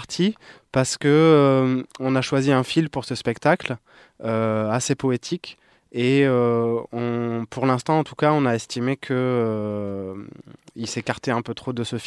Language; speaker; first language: French; native; French